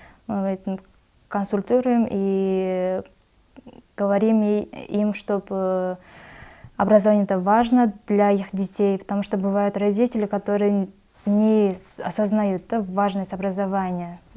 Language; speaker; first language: Russian; non-native, local second language; Kyrgyz